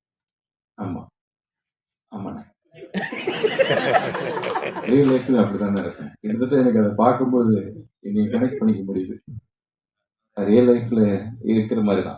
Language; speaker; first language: Tamil; native; Tamil